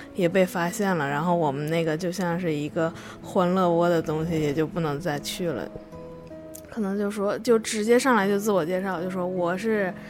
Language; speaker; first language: Chinese; native; Chinese